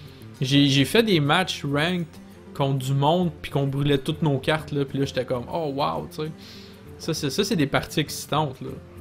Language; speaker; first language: French; native; French